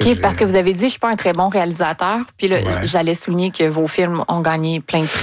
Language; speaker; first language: French; native; French